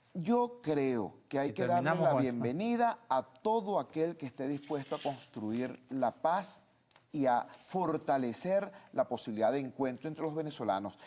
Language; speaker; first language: Spanish; native; Spanish